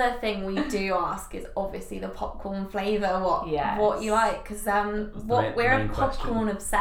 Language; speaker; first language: English; native; English